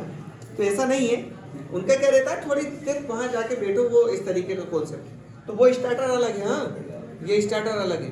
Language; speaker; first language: Hindi; native; Hindi